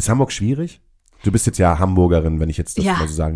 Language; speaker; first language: German; native; German